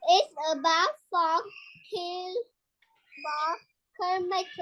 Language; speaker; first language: English; non-native, learner; Vietnamese